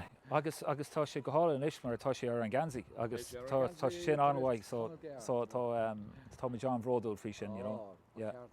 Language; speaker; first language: Irish; non-native, local second language; English